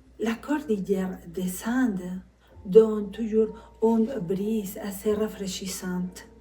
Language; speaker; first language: French; non-native, fluent; Spanish